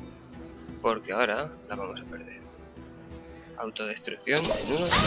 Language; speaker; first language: Spanish; native; Spanish